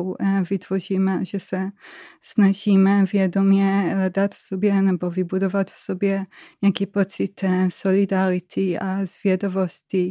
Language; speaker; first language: Czech; non-native, fluent; Hebrew